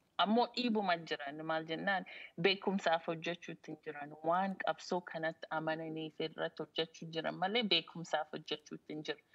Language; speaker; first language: Oromo; early bilingual, heritage; Oromo